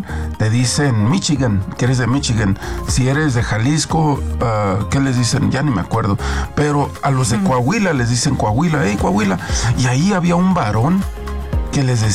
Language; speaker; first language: Spanish; native; Spanish